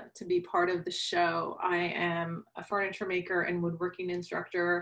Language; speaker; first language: English; native; English